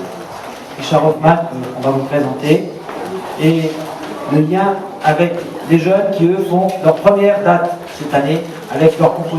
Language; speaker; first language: French; native; French